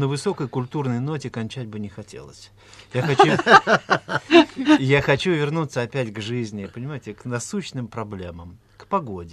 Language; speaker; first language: Russian; native; Russian